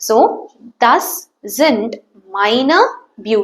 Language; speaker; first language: German; non-native, fluent; Tamil